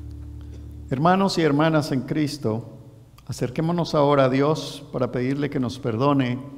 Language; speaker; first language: Spanish; native; Spanish